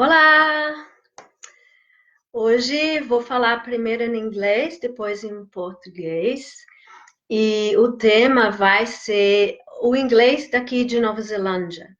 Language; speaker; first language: Portuguese; non-native, fluent; English